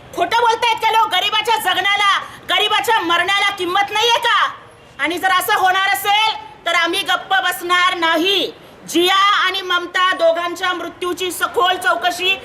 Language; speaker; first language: Marathi; native; Marathi